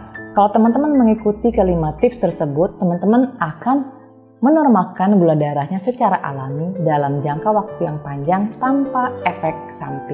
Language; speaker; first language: Indonesian; native; Indonesian